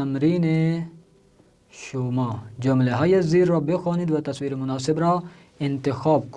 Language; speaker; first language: Persian; non-native, fluent; Urdu